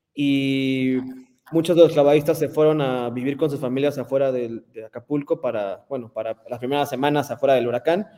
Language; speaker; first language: Spanish; native; Spanish